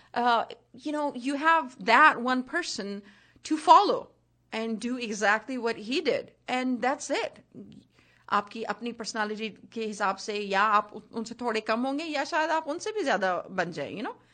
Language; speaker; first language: English; non-native, local second language; Hindi